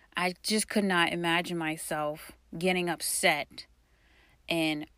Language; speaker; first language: English; early bilingual, other home language; Haitian Creole